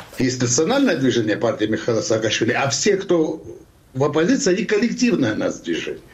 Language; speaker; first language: Russian; non-native, local second language; Georgian